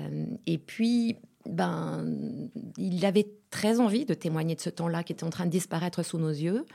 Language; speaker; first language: French; native; French